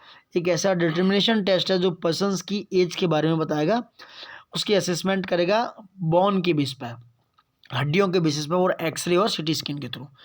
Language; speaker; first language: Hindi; native; Hindi